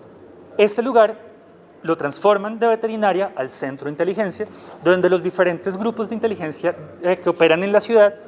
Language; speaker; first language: Spanish; native; Spanish